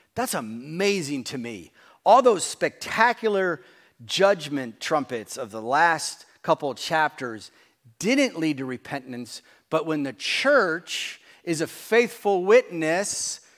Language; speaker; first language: English; native; English